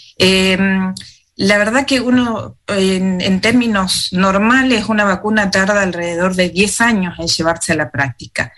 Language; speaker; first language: Spanish; native; Spanish